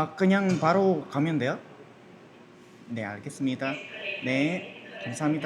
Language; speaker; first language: Korean; non-native, learner; Indonesian